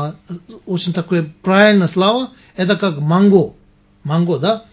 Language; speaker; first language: Russian; non-native, learner; Tibetan